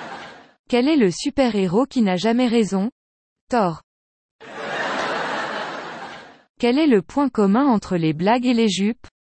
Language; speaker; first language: French; native; French